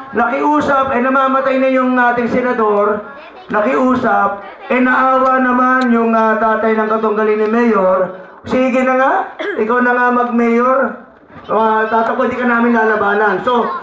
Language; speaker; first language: Filipino; native; Filipino